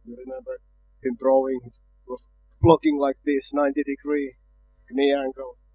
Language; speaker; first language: English; non-native, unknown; Finnish